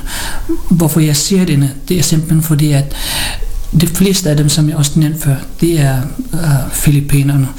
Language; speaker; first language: Danish; non-native, fluent; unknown